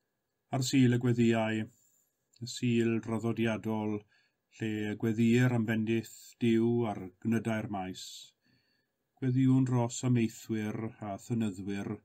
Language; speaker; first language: Welsh; native; Welsh